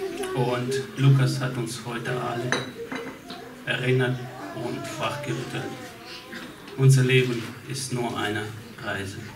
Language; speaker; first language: German; non-native, fluent; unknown